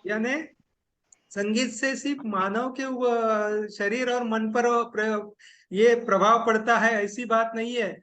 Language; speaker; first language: Hindi; non-native, local second language; Marathi